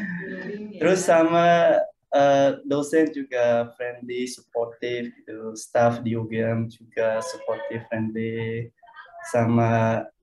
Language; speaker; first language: Indonesian; non-native, fluent; Khmer